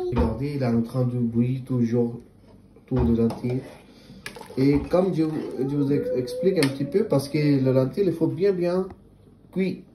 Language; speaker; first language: French; non-native, learner; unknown